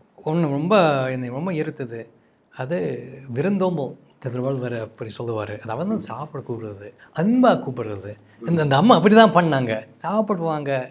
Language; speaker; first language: Tamil; non-native, fluent; English